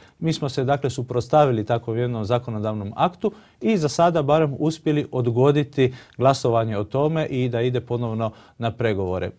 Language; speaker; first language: Croatian; early bilingual, heritage; Croatian